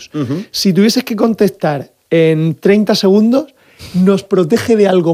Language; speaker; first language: Spanish; native; Spanish